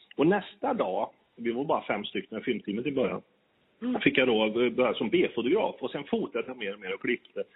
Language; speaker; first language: Swedish; native; Swedish